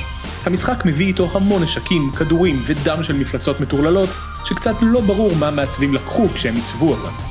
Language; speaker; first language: Hebrew; native; Hebrew